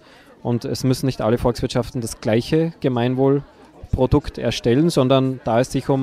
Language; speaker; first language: German; native; German